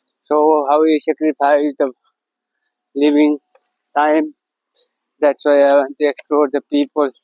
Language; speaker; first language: English; non-native, learner; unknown